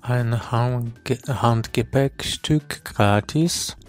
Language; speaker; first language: German; non-native, learner; Ukrainian